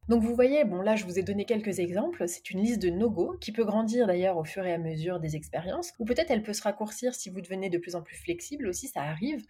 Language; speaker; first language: French; native; French